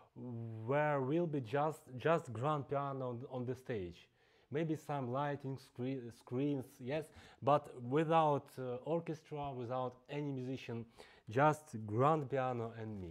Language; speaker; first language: English; non-native, fluent; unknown